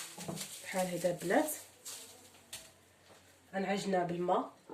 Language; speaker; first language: Arabic; native; Arabic